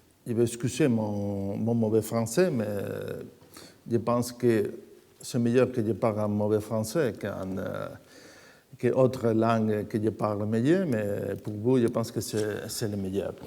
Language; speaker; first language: French; non-native, fluent; Spanish